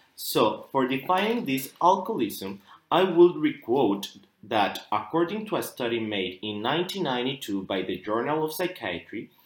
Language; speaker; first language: English; non-native, fluent; Spanish